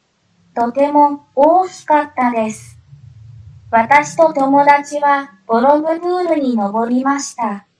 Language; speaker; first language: Japanese; non-native, learner; Indonesian